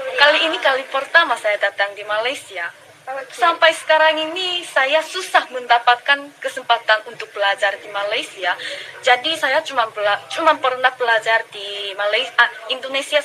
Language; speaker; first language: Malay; non-native, fluent; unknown